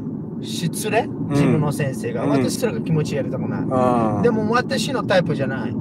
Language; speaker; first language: Japanese; non-native, learner; Portuguese